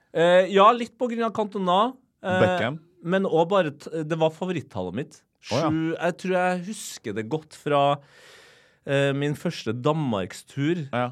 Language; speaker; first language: Norwegian; native; Norwegian